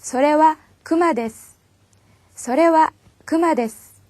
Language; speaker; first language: Japanese; non-native, fluent; Korean